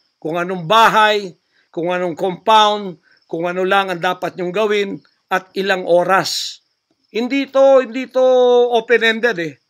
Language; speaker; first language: Filipino; native; Filipino